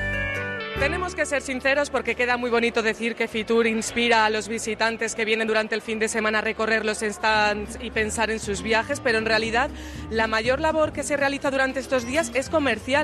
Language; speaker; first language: Spanish; native; Spanish